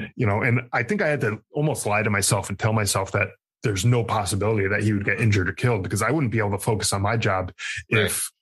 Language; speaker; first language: English; native; English